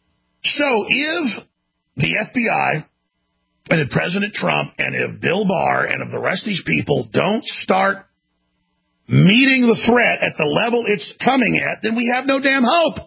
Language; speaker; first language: English; native; English